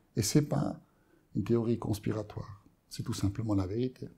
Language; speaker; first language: French; native; French